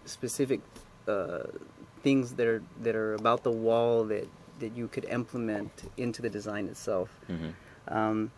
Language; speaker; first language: English; native; English